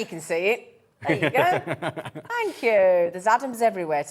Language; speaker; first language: English; native; English